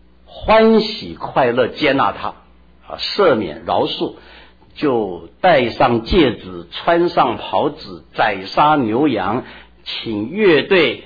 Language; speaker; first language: Chinese; native; Chinese